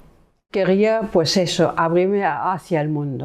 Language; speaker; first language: Spanish; non-native, fluent; German